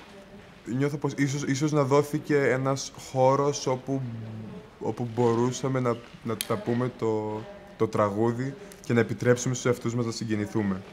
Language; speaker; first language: Greek; native; Greek